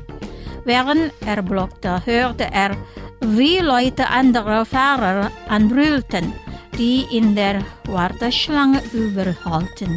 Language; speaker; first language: German; non-native, fluent; Indonesian